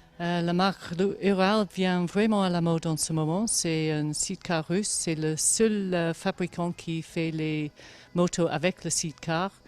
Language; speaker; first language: French; non-native, fluent; English